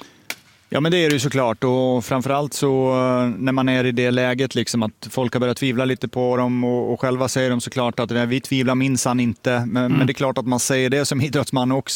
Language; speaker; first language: Swedish; native; Swedish